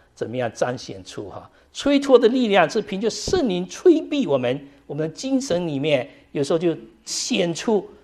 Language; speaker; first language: Chinese; native; Chinese